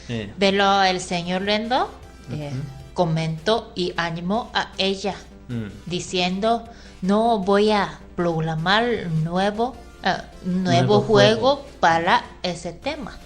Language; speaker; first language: Spanish; non-native, fluent; Japanese